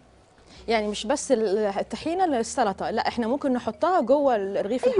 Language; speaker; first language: Arabic; native; Arabic